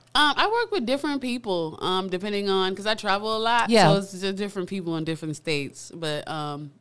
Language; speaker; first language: English; native; English